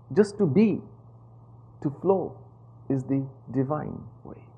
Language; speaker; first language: English; non-native, local second language; Punjabi